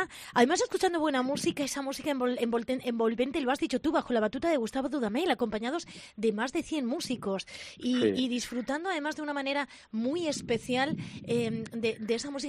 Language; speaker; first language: Spanish; native; Spanish